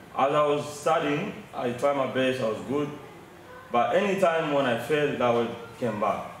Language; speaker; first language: English; non-native, fluent; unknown